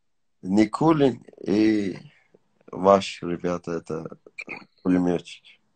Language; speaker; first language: Russian; non-native, learner; Tajik